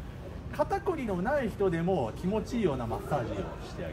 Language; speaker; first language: Japanese; native; Japanese